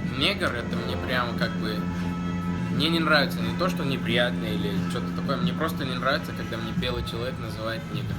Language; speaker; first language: Russian; non-native, fluent; Arabic